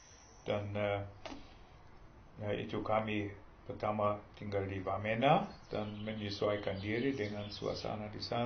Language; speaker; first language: Indonesian; non-native, fluent; German